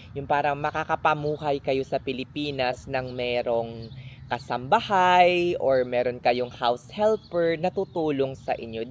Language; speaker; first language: Filipino; native; Filipino